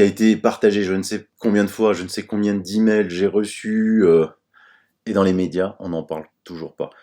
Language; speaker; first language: French; native; French